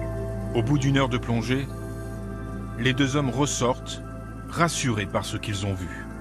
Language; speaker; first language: French; native; French